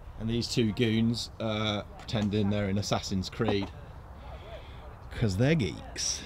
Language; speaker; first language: English; native; English